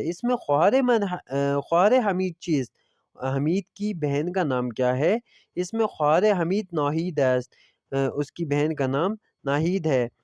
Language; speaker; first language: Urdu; non-native, local second language; Punjabi